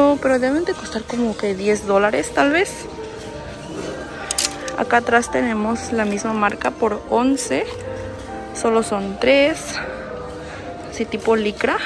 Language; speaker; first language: Spanish; native; Spanish